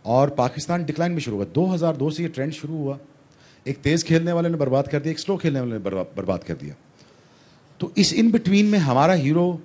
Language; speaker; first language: Urdu; non-native, local second language; Punjabi